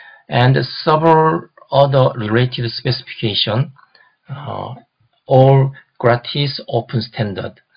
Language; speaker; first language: English; non-native, fluent; Korean